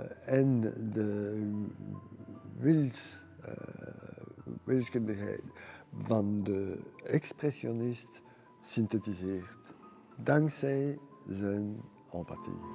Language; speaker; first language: Dutch; non-native, local second language; French